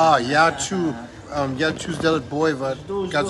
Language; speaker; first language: Russian; non-native, learner; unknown